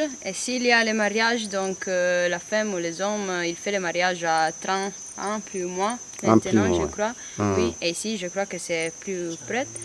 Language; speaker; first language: French; non-native, learner; Italian